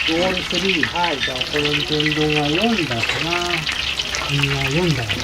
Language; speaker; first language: Japanese; native; Japanese